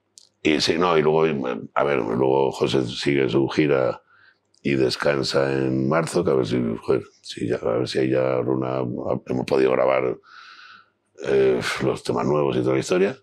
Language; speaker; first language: Spanish; native; Spanish